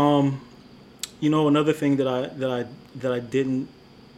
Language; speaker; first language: English; native; English